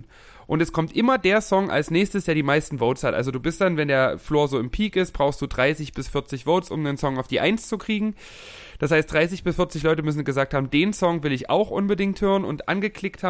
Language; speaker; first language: German; native; German